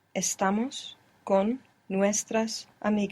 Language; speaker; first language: Spanish; non-native, learner; English